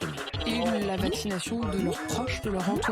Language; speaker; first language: French; native; French